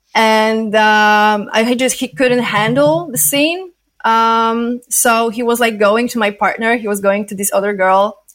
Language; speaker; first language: English; non-native, fluent; Polish